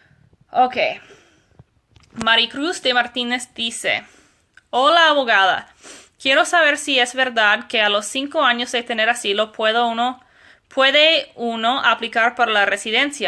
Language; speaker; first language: Spanish; non-native, fluent; English